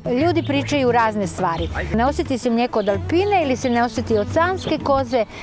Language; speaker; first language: Serbian; native; Serbian